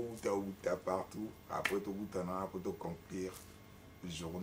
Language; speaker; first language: French; non-native, local second language; Lingala